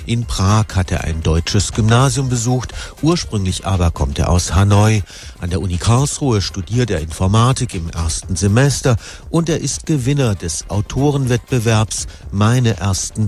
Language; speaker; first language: German; native; German